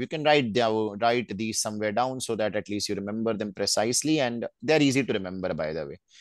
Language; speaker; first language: English; non-native, local second language; Hindi